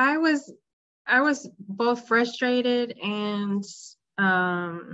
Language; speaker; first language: English; native; English